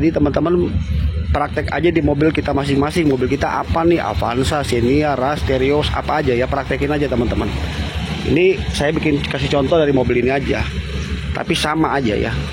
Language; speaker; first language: Indonesian; native; Indonesian